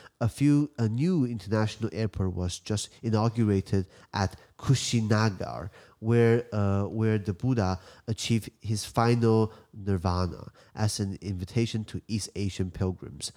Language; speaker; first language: English; non-native, fluent; Chinese